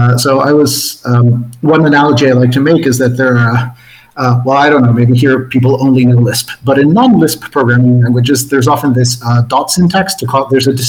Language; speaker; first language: English; non-native, fluent; Spanish